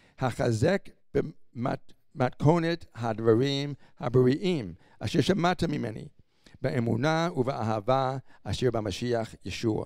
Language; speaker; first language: Hebrew; non-native, fluent; English